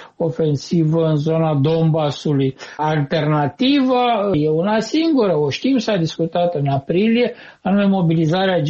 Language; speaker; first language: Romanian; native; Romanian